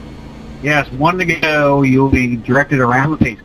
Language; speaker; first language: English; native; English